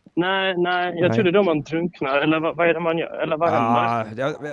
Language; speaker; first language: Swedish; native; Swedish